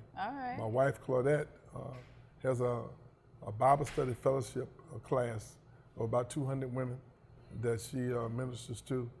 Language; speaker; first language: English; native; English